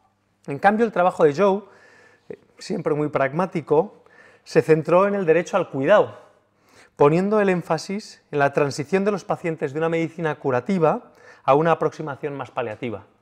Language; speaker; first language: Spanish; native; Spanish